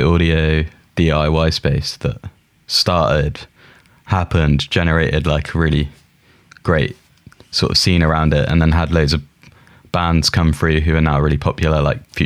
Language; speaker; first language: English; native; English